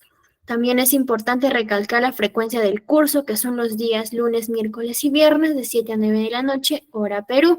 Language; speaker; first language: Spanish; native; Spanish